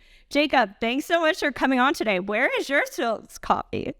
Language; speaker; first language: English; native; English